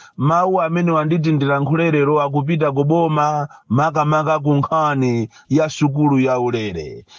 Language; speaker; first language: Nyanja; native; Nyanja